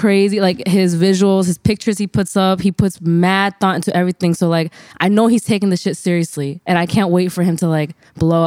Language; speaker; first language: English; native; English